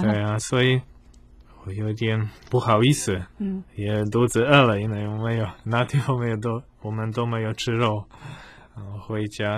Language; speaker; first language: Chinese; non-native, fluent; Polish